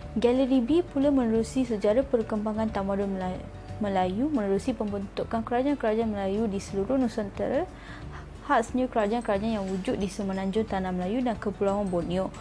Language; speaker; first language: Malay; non-native, local second language; Tamil